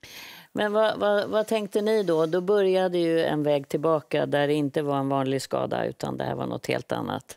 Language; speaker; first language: Swedish; native; Swedish